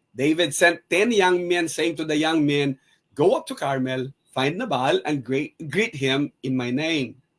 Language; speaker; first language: English; non-native, local second language; Filipino